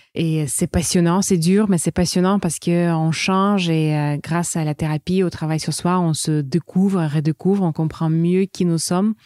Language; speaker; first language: French; non-native, fluent; Russian